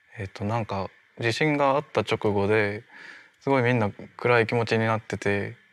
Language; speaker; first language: Japanese; native; Japanese